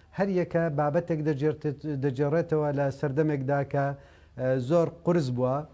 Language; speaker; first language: Central Kurdish; native; Central Kurdish